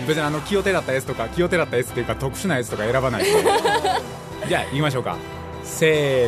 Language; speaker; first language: Japanese; native; Japanese